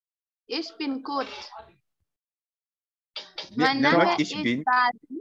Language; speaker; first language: German; non-native, learner; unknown